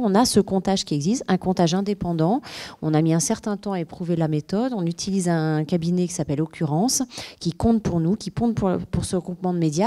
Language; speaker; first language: French; native; French